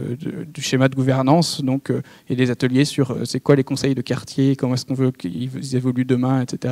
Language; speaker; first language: French; native; French